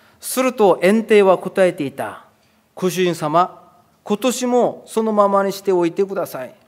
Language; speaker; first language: Japanese; non-native, fluent; Korean